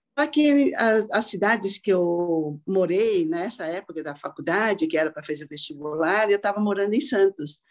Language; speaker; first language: Portuguese; early bilingual, other home language; Cantonese